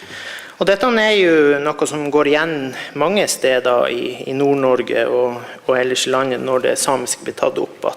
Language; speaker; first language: Norwegian; native; Norwegian